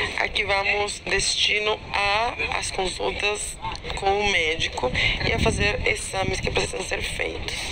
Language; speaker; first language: Portuguese; non-native, fluent; Spanish